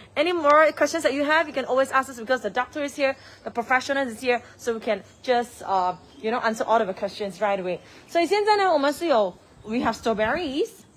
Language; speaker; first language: English; non-native, local second language; Chinese